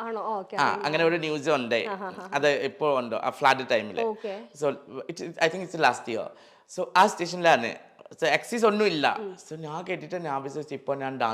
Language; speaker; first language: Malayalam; non-native, local second language; Assamese